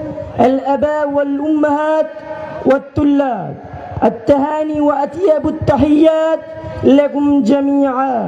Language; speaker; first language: Arabic; non-native, learner; Bangla